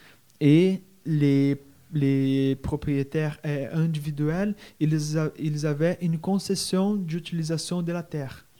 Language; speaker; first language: French; non-native, fluent; Portuguese